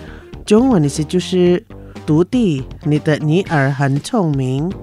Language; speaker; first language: Chinese; non-native, learner; Indonesian